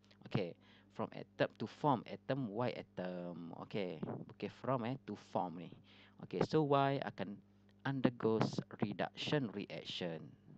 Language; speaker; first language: English; non-native, local second language; Malay